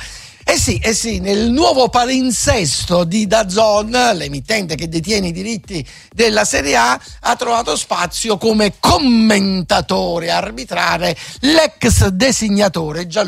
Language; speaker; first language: Italian; native; Italian